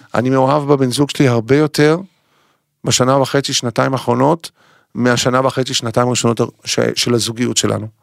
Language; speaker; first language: Hebrew; native; Hebrew